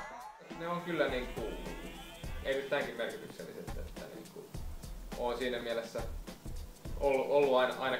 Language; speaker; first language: Finnish; native; Finnish